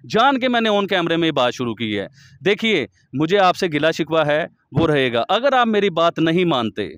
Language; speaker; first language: Urdu; native; Urdu